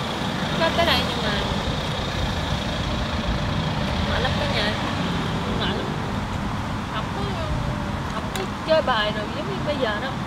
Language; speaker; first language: Vietnamese; native; Vietnamese